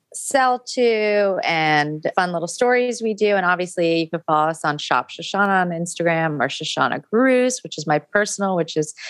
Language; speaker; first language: English; native; English